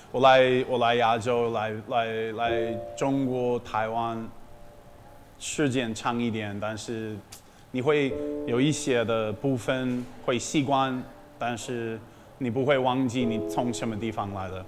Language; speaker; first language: Chinese; non-native, fluent; English